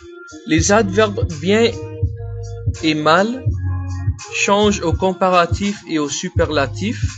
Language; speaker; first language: French; non-native, fluent; English